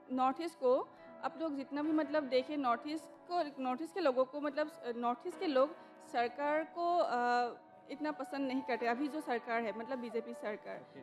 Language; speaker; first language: Hindi; non-native, local second language; Assamese